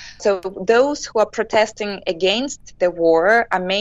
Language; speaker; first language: English; non-native, fluent; Kyrgyz